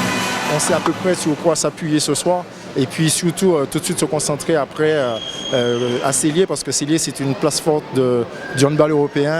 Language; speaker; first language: French; native; French